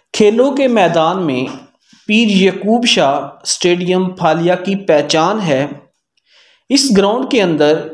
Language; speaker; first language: Urdu; native; Urdu